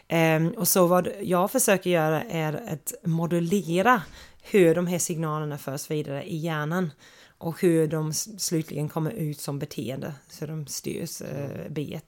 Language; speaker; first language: Swedish; non-native, fluent; English